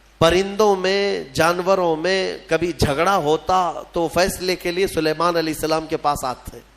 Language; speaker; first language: Urdu; native; Urdu